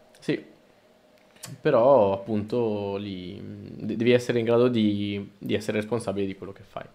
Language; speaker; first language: Italian; early bilingual, other home language; Spanish